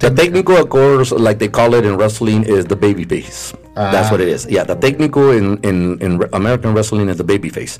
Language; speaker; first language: English; early bilingual, other home language; Spanish